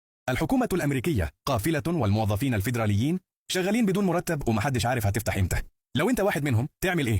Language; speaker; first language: Arabic; native; Arabic